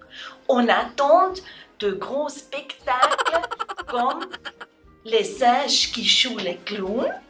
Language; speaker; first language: French; non-native, learner; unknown